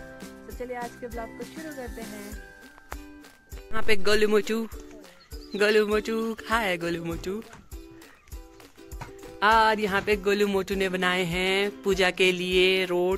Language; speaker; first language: Hindi; native; Hindi